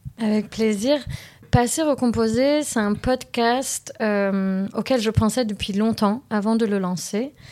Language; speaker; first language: French; early bilingual, heritage; French